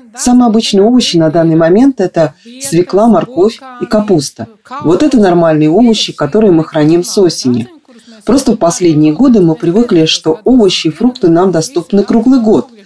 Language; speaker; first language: Russian; non-native, local second language; Latvian